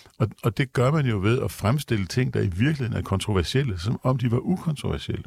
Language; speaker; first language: Danish; native; Danish